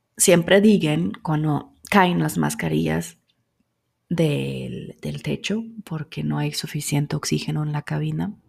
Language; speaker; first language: Spanish; non-native, fluent; German